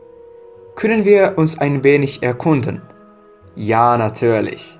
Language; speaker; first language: German; non-native, learner; Serbian